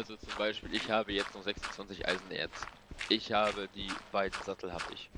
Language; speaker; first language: German; native; German